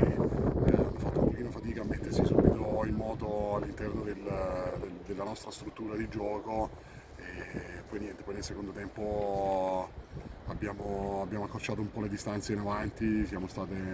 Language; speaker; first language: Italian; native; Italian